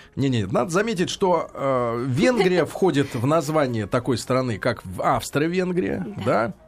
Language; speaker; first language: Russian; native; Russian